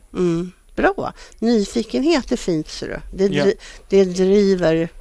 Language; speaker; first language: Swedish; native; Swedish